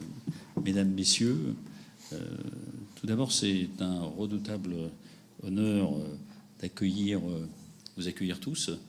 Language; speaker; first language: French; native; French